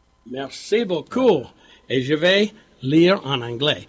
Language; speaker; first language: French; non-native, learner; English